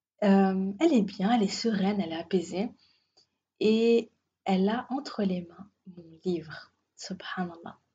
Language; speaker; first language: French; native; French